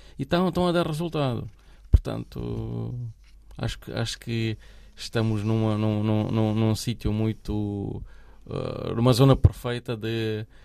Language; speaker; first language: Portuguese; non-native, fluent; Romanian